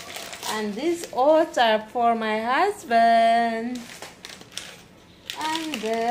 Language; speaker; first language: Hindi; non-native, local second language; Bangla